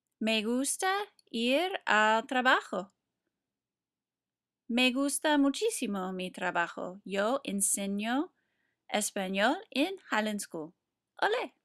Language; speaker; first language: Spanish; non-native, fluent; English